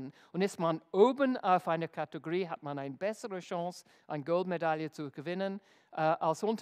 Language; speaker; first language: German; non-native, fluent; English